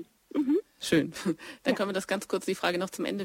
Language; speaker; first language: German; native; German